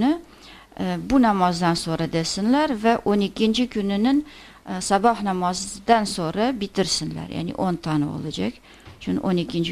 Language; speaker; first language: Turkish; non-native, fluent; Azerbaijani